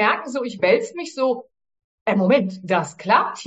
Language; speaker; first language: German; native; German